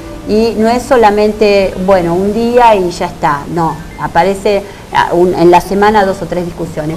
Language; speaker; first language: Spanish; native; Spanish